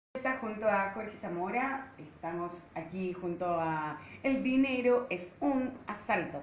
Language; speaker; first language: Spanish; native; Spanish